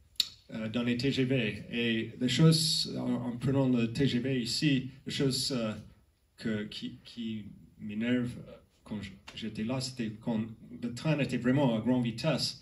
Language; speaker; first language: French; non-native, learner; English